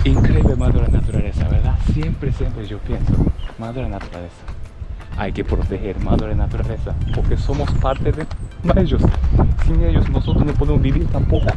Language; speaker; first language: Spanish; non-native, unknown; Japanese